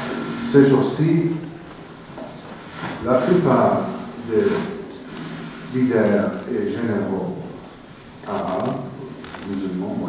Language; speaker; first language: French; non-native, fluent; English